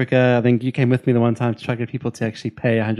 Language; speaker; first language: English; native; English